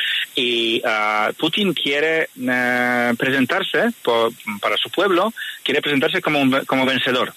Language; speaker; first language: Spanish; non-native, fluent; Polish